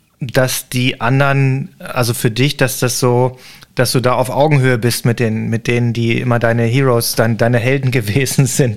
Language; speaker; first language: German; native; German